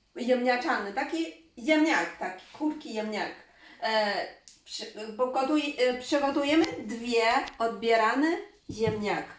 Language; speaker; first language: Polish; non-native, learner; Chinese